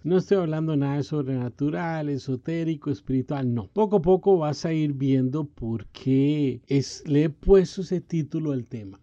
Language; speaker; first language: Spanish; native; Spanish